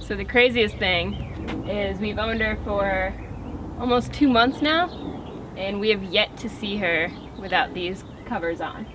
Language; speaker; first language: English; native; English